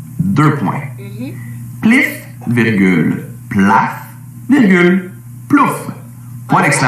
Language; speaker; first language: French; native; French